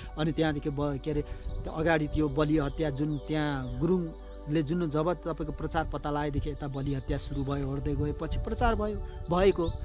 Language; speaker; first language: Nepali; non-native, local second language; Limburgish